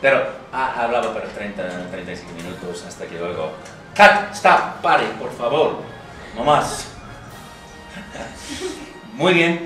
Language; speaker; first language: Spanish; non-native, fluent; English